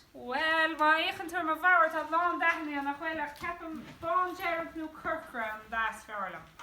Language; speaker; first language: Irish; native; Irish